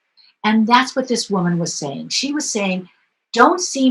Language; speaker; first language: English; native; English